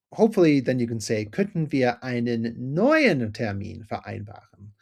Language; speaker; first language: German; non-native, fluent; English